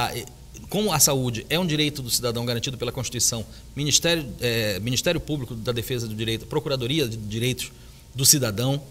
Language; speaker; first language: Portuguese; native; Portuguese